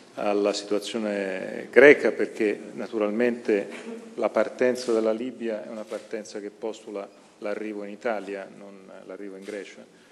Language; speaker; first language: Italian; native; Italian